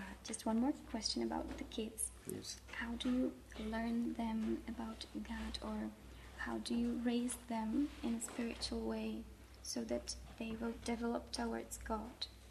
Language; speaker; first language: English; non-native, fluent; Czech